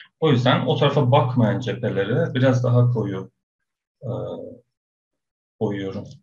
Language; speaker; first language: Turkish; non-native, fluent; Persian